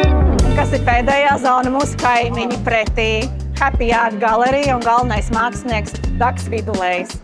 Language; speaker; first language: Latvian; native; Latvian